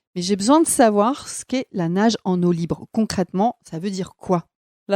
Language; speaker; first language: French; native; French